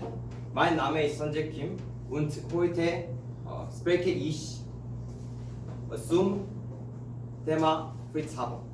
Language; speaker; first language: German; non-native, learner; Korean